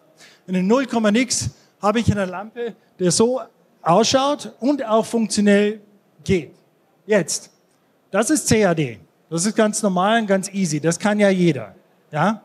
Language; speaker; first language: German; non-native, fluent; English